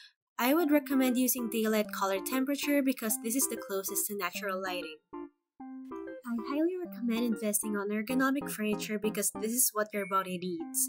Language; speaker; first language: English; non-native, local second language; Filipino